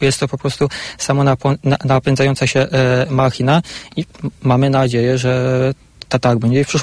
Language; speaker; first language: Polish; native; Polish